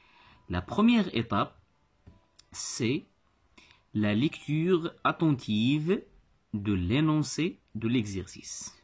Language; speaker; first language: French; non-native, local second language; Arabic